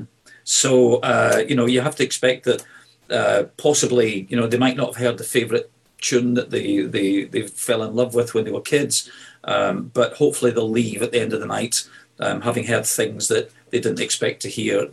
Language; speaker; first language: English; native; English